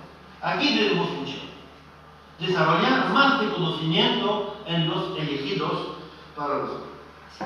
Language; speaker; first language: Spanish; non-native, fluent; French